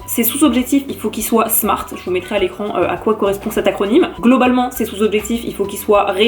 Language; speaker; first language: French; native; French